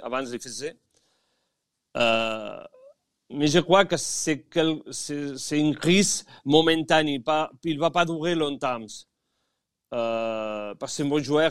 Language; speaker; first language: French; non-native, learner; Catalan